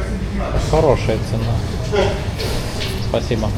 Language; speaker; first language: Russian; non-native, learner; Lithuanian